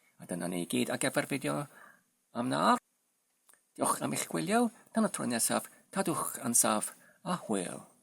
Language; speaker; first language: Welsh; non-native, learner; Polish